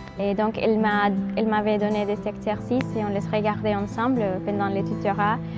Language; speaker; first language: French; non-native, fluent; Spanish